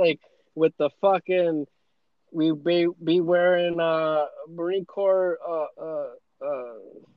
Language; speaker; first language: English; non-native, fluent; Spanish